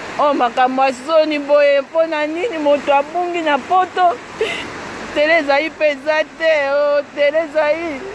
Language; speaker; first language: Lingala; native; Lingala